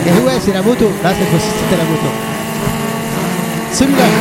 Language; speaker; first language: French; native; French